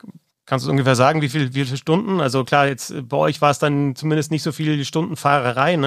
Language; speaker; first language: German; native; German